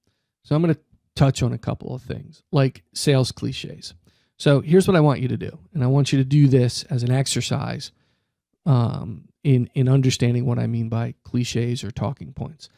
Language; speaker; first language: English; native; English